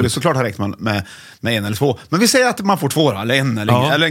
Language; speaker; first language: Swedish; native; Swedish